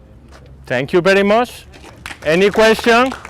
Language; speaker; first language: English; non-native, learner; Spanish